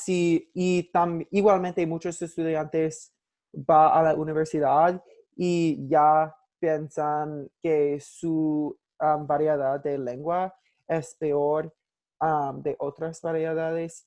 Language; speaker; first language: Spanish; non-native, learner; English